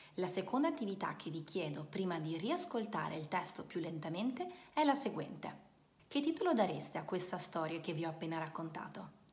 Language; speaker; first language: Italian; native; Italian